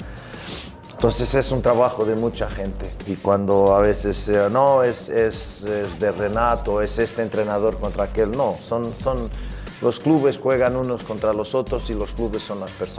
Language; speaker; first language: Spanish; non-native, fluent; Portuguese